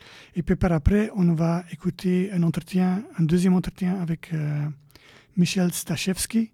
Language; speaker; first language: French; native; French